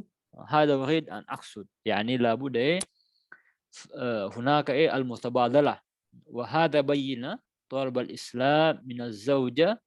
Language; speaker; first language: Arabic; non-native, fluent; Indonesian